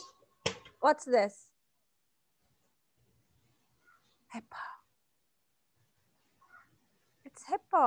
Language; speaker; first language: English; non-native, fluent; Arabic